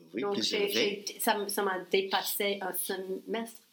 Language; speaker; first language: French; non-native, fluent; English